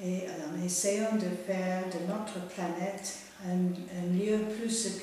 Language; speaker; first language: French; non-native, fluent; Bangla